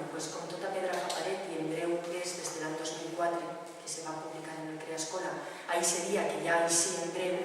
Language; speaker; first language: Catalan; non-native, local second language; Spanish